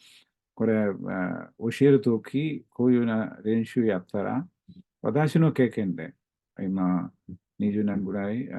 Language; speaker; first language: Japanese; non-native, learner; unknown